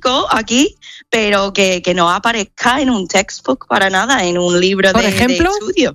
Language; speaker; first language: Spanish; non-native, fluent; English